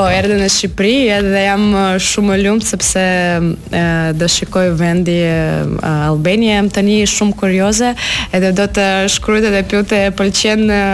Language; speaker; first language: Albanian; non-native, learner; Belarusian